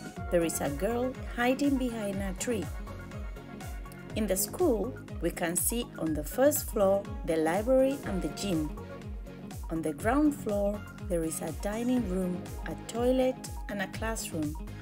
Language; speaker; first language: English; non-native, fluent; Spanish